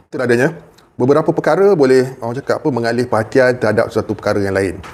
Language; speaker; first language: Malay; native; Malay